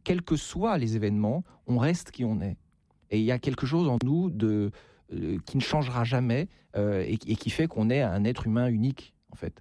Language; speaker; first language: French; native; French